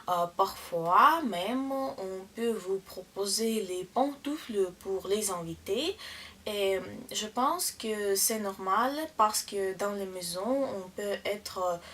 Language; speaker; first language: French; non-native, learner; Russian